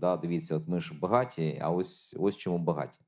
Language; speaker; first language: Ukrainian; native; Ukrainian